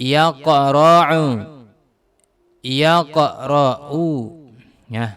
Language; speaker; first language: Arabic; non-native, fluent; Indonesian